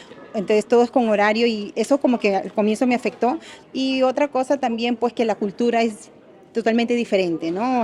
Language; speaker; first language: Spanish; native; Spanish